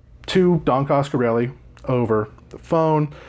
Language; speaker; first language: English; native; English